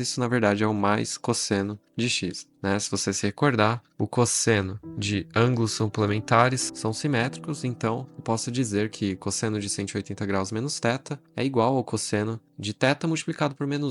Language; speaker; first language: Portuguese; native; Portuguese